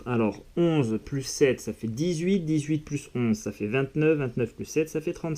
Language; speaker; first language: French; native; French